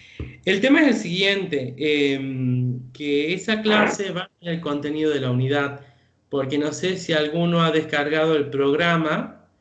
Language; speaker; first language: Spanish; native; Spanish